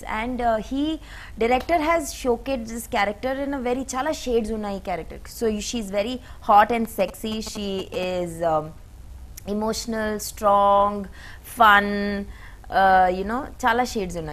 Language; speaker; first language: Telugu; non-native, learner; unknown